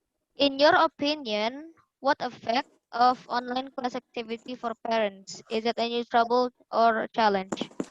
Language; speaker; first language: English; non-native, learner; Indonesian